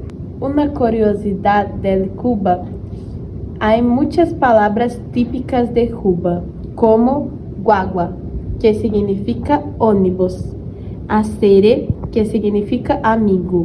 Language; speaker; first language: Spanish; non-native, learner; Portuguese